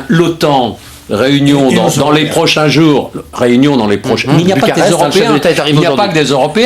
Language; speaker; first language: French; native; French